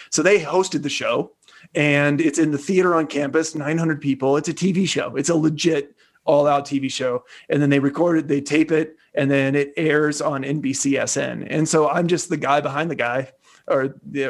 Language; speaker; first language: English; native; English